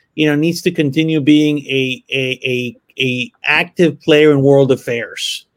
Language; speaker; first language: English; early bilingual, other home language; Spanish